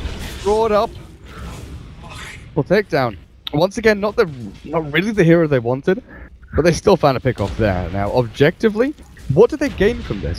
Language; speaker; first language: English; native; English